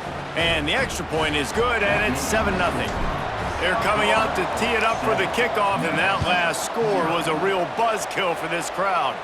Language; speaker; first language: English; native; English